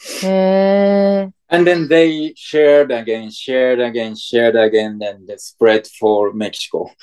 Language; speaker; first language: English; non-native, fluent; Japanese